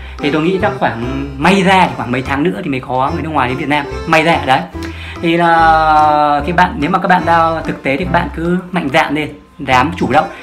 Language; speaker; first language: Vietnamese; native; Vietnamese